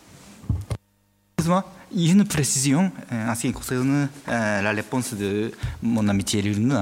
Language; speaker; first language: French; non-native, fluent; Japanese